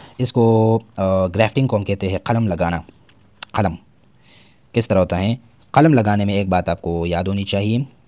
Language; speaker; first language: Urdu; non-native, local second language; Pashto